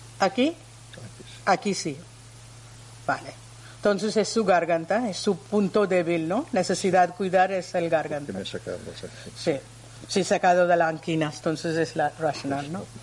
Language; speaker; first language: Spanish; non-native, learner; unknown